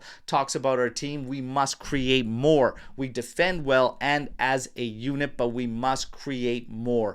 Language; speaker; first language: English; native; English